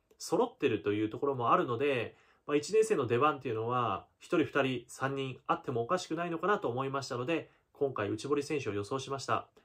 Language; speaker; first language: Japanese; native; Japanese